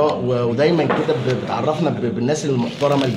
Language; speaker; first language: Arabic; native; Arabic